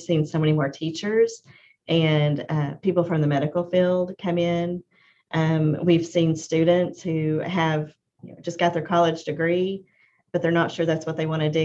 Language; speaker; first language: English; native; English